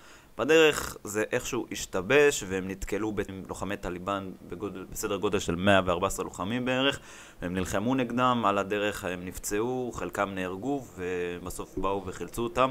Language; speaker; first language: Hebrew; native; Hebrew